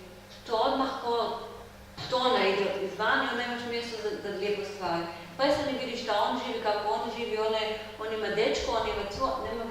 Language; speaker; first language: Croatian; non-native, learner; Hebrew